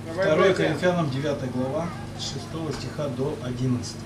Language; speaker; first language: Russian; native; Russian